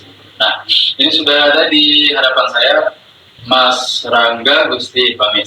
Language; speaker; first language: Indonesian; native; Indonesian